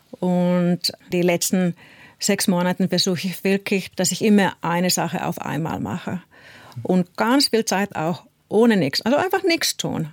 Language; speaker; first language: German; non-native, fluent; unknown